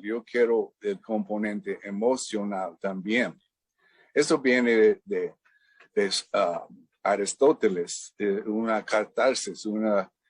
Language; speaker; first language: Spanish; non-native, fluent; English